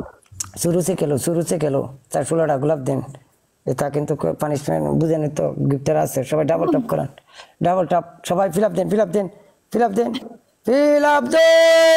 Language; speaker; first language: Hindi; non-native, fluent; Bangla